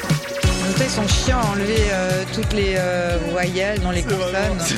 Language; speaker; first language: French; native; French